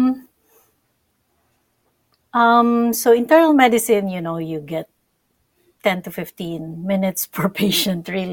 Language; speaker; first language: English; non-native, local second language; Filipino